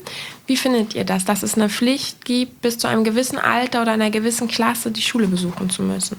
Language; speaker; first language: German; native; German